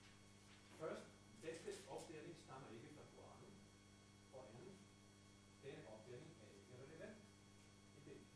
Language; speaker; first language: Danish; non-native, fluent; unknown